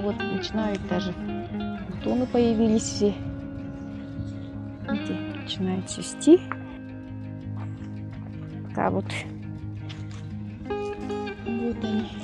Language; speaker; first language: Russian; native; Russian